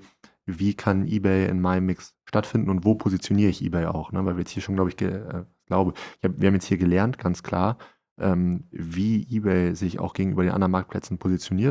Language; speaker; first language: German; native; German